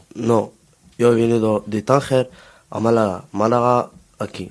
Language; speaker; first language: Spanish; non-native, learner; Arabic